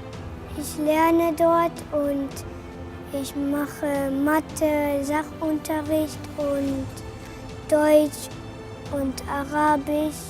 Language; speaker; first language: German; non-native, learner; Arabic